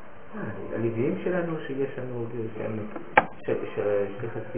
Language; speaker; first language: Hebrew; non-native, fluent; French